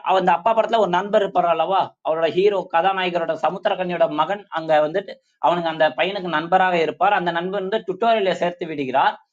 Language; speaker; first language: Tamil; non-native, local second language; Urdu